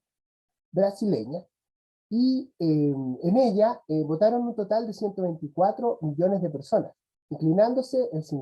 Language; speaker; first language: Spanish; native; Spanish